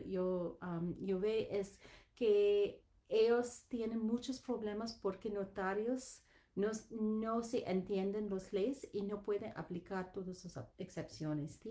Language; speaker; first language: Spanish; non-native, learner; English